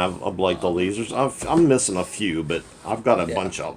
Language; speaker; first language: English; native; English